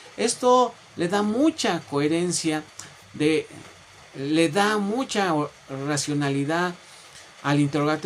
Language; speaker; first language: Spanish; native; Spanish